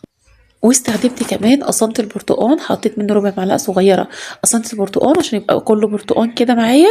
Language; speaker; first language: Arabic; native; Arabic